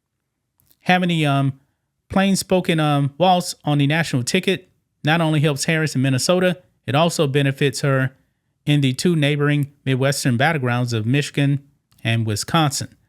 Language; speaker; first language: English; native; English